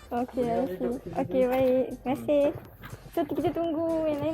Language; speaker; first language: Malay; native; Malay